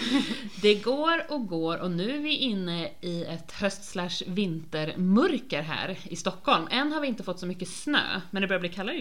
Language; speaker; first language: Swedish; native; Swedish